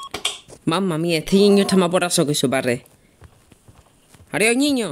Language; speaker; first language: Spanish; native; Spanish